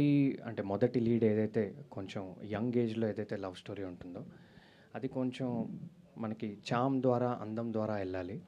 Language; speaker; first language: Telugu; native; Telugu